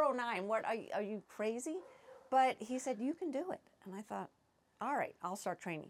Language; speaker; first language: English; native; English